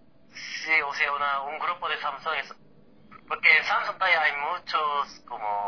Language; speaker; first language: Spanish; non-native, fluent; Korean